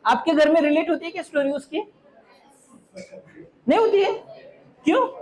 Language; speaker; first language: Hindi; non-native, local second language; Marathi